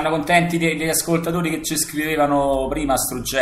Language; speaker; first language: Italian; native; Italian